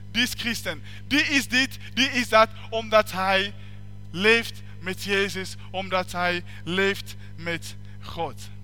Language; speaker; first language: Dutch; non-native, fluent; French